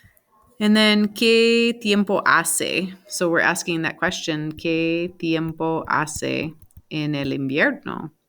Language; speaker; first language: Spanish; non-native, fluent; English